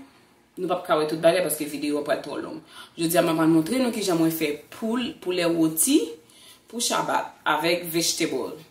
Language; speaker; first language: French; non-native, learner; Haitian Creole